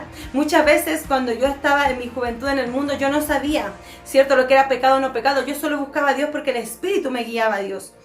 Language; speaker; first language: Spanish; native; Spanish